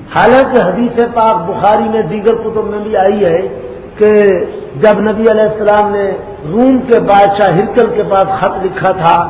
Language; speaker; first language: Urdu; non-native, local second language; Saraiki